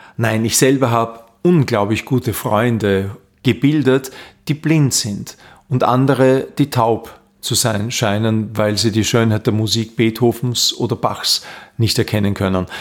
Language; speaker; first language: German; native; German